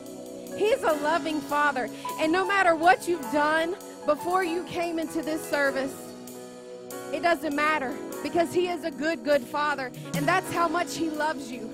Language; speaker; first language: English; native; English